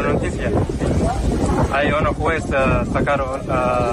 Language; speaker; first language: Spanish; non-native, learner; Arabic